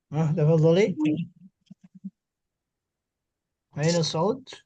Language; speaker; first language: Arabic; non-native, fluent; Indonesian